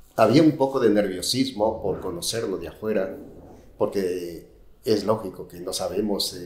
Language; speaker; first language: Spanish; native; Spanish